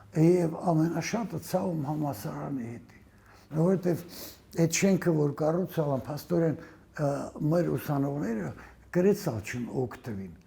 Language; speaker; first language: Armenian; native; Armenian